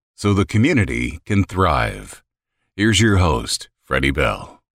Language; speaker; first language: English; native; English